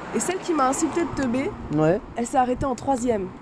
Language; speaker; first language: French; native; French